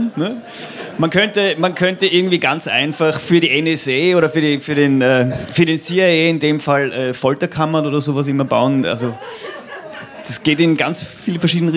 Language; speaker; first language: German; native; German